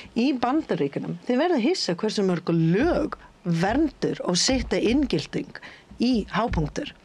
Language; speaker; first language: Icelandic; non-native, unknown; English